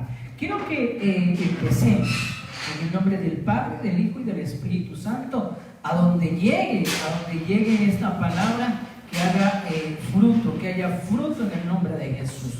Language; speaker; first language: Spanish; native; Spanish